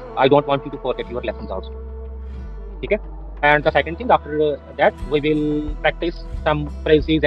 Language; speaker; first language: English; non-native, fluent; Hindi